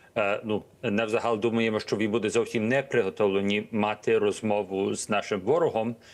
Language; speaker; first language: Ukrainian; early bilingual, heritage; Ukrainian